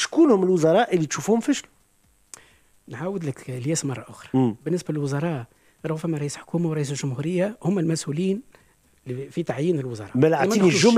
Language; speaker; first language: Arabic; native; Arabic